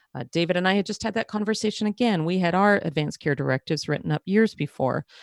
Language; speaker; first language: English; native; English